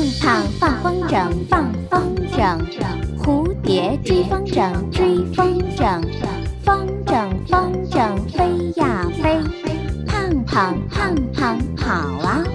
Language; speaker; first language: Chinese; non-native, fluent; Korean